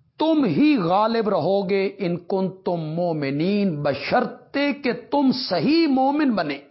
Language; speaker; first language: Urdu; non-native, local second language; Punjabi